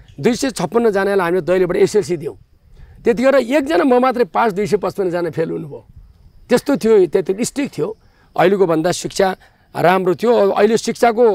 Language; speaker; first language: Nepali; native; Nepali